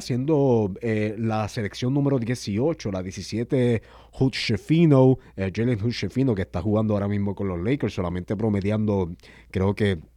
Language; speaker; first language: Spanish; native; Spanish